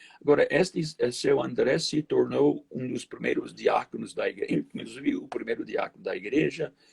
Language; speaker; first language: Portuguese; non-native, fluent; English